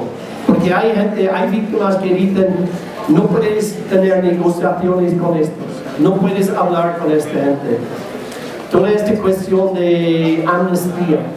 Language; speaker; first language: Spanish; non-native, learner; English